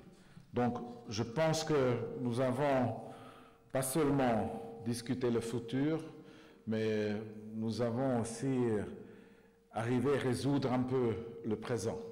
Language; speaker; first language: French; non-native, fluent; Hungarian